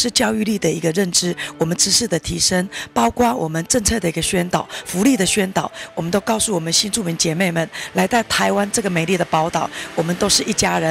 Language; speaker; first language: Chinese; native; Chinese